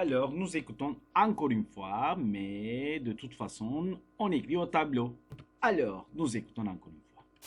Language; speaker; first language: French; non-native, fluent; Turkish